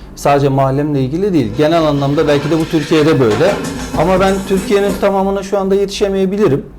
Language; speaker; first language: Turkish; native; Turkish